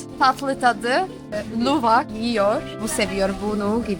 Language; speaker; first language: Turkish; non-native, learner; Polish